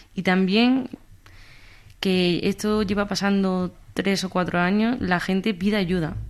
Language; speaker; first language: Spanish; native; Spanish